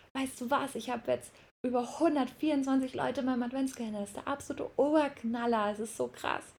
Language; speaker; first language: German; native; German